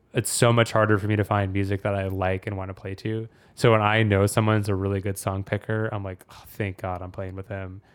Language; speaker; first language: English; native; English